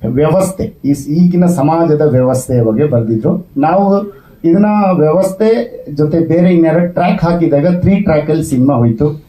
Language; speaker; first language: Kannada; non-native, local second language; Kodava